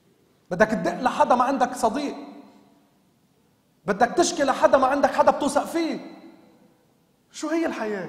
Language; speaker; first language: Arabic; native; Arabic